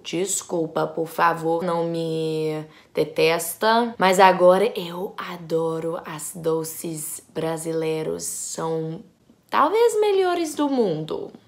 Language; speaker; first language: Portuguese; non-native, learner; English